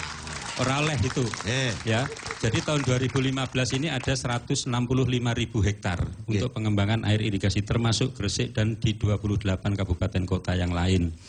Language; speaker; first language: Indonesian; non-native, local second language; Javanese